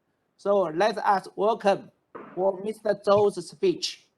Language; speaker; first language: English; non-native, fluent; Chinese